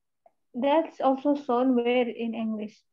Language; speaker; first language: English; non-native, fluent; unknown